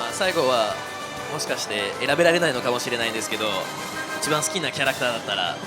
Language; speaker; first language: Japanese; non-native, fluent; French